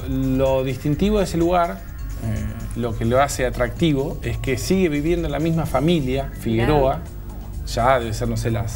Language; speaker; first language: Spanish; native; Spanish